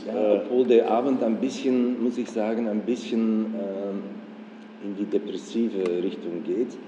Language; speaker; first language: German; non-native, fluent; Dutch